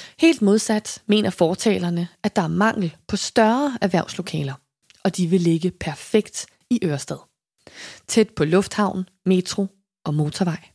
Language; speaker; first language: Danish; native; Danish